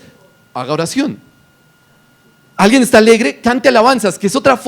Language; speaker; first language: Spanish; native; Spanish